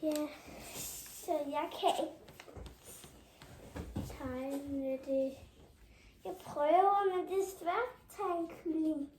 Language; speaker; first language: Danish; early bilingual, other home language; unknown